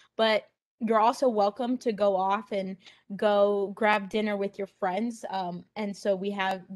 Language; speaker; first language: English; native; English